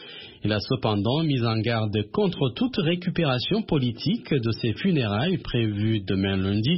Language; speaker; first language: French; non-native, local second language; Rundi